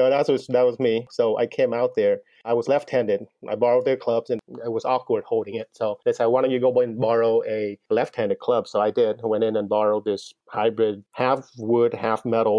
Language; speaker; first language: English; non-native, fluent; Vietnamese